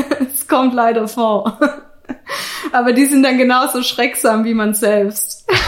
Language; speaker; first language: German; native; German